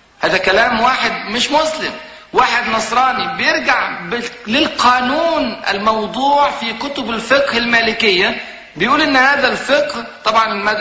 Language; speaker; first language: Arabic; native; Arabic